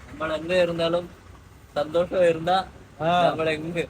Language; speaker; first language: Tamil; non-native, learner; Malayalam